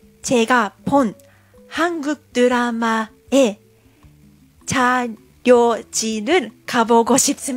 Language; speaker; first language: Korean; non-native, learner; Japanese